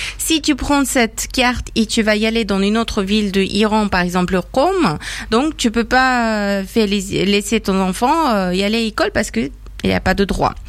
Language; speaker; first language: French; non-native, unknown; Persian